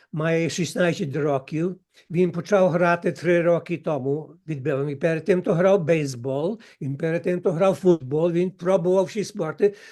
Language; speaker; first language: Ukrainian; early bilingual, heritage; Ukrainian